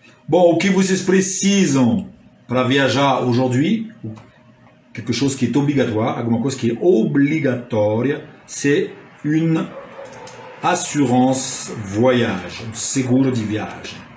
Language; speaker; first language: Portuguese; non-native, fluent; French